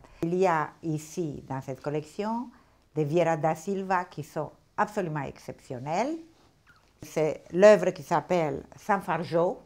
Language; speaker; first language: French; non-native, fluent; Portuguese